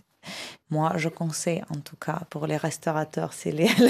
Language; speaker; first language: French; non-native, fluent; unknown